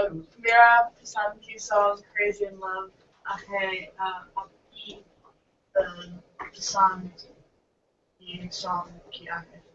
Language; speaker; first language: Hindi; non-native, learner; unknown